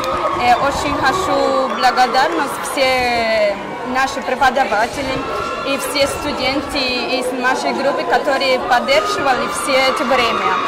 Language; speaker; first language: Russian; non-native, learner; Spanish